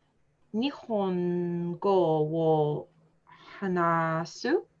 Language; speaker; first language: Japanese; non-native, learner; English